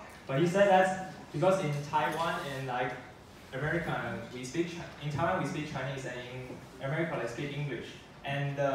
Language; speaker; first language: English; non-native, learner; Chinese